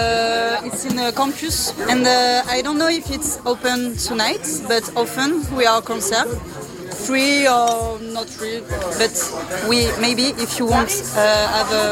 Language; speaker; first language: English; non-native, learner; French